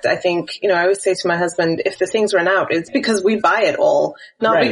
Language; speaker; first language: English; native; English